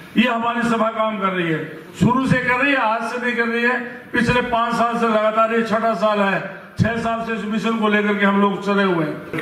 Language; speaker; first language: Hindi; native; Hindi